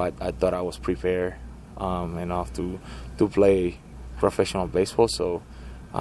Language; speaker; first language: English; non-native, fluent; Spanish